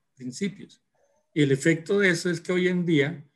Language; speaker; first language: Spanish; native; Spanish